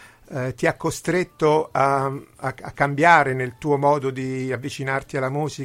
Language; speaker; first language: Italian; native; Italian